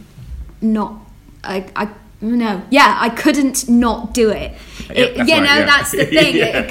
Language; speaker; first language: English; native; English